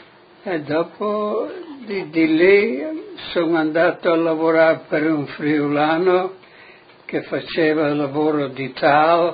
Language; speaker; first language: Italian; non-native, local second language; Friulian